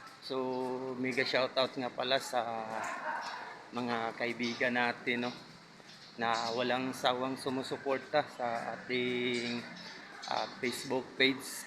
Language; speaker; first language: Filipino; non-native, local second language; Cebuano